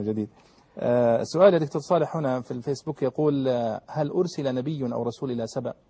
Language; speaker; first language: Arabic; native; Arabic